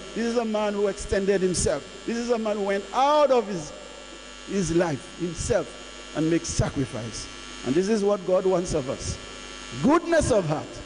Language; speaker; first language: English; non-native, local second language; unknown